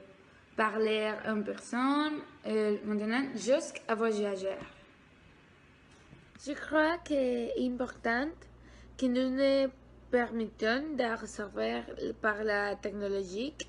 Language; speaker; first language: French; non-native, learner; Spanish